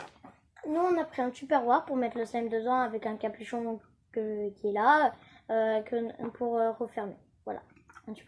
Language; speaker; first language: French; native; French